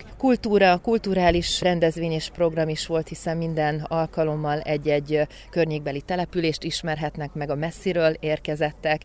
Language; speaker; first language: Hungarian; native; Hungarian